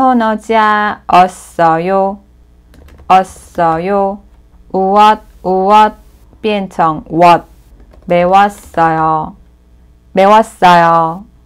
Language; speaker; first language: Korean; non-native, learner; Chinese